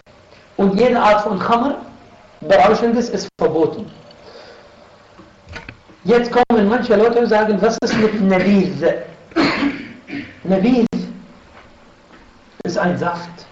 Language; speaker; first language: German; non-native, fluent; Arabic